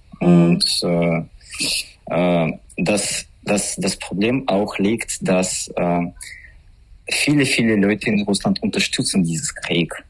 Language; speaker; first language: German; non-native, learner; Russian